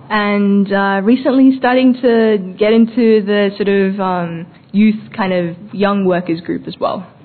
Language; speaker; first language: English; early bilingual, other home language; Chinese